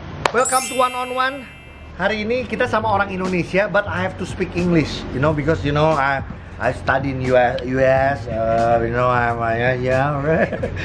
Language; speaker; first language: English; non-native, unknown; Indonesian